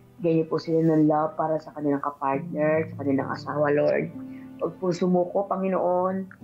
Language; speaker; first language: Filipino; native; Filipino